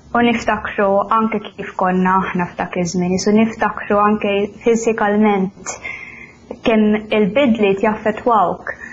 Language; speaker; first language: Maltese; non-native, fluent; Finnish